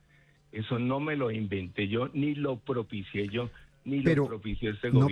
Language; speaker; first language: Spanish; native; Spanish